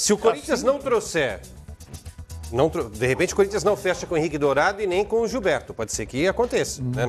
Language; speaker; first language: Portuguese; native; Portuguese